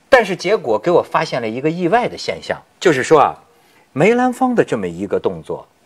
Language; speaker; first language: Chinese; native; Chinese